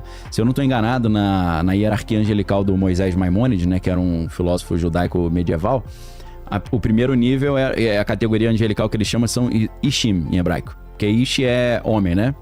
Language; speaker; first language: Portuguese; native; Portuguese